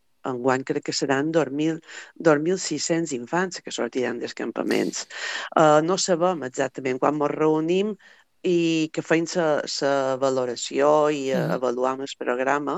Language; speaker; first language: Catalan; native; Catalan